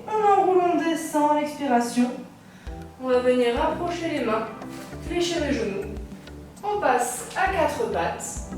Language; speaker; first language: French; native; French